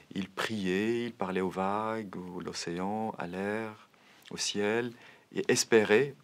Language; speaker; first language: French; non-native, local second language; Arabic